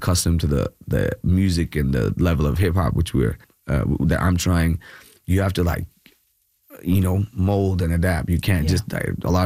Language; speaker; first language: English; non-native, local second language; Malayalam